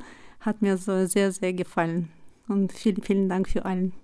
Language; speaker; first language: German; non-native, fluent; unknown